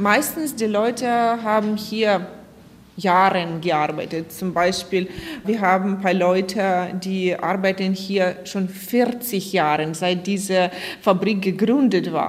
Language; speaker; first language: German; non-native, fluent; Ukrainian